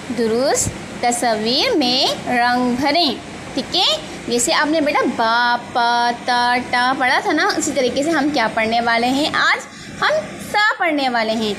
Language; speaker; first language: Urdu; native; Urdu